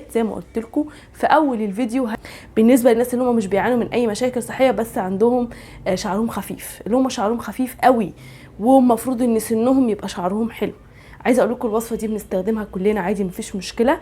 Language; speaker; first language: Arabic; native; Arabic